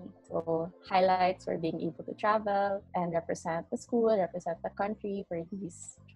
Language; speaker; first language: English; non-native, local second language; Cebuano